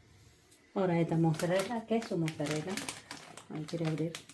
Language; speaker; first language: Spanish; non-native, learner; Malayalam